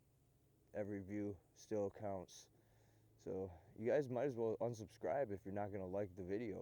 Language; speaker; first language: English; native; English